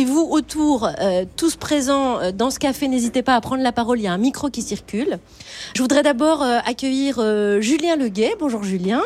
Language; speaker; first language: French; native; French